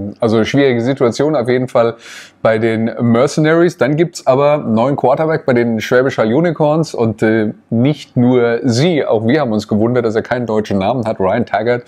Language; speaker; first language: German; native; German